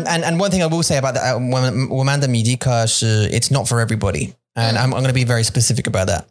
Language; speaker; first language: English; native; English